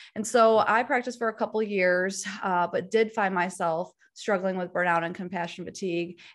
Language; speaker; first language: English; native; English